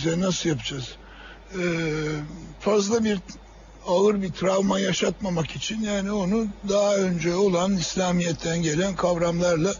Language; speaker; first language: Turkish; native; Turkish